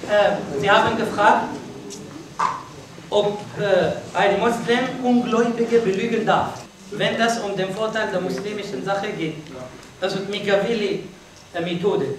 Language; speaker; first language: German; non-native, fluent; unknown